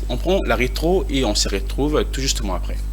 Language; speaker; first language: French; non-native, local second language; Lingala